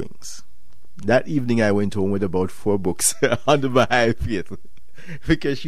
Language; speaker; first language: English; non-native, local second language; Jamaican Creole English